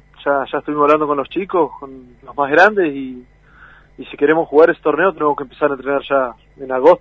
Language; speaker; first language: Spanish; native; Spanish